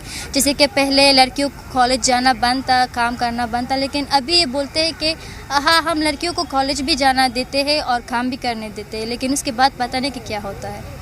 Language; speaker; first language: Hindi; non-native, fluent; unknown